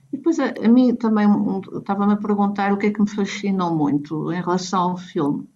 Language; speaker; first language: Portuguese; native; Portuguese